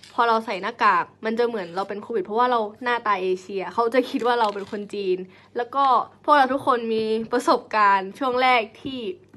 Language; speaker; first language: Thai; native; Thai